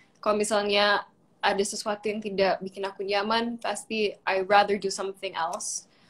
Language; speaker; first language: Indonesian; early bilingual, heritage; Indonesian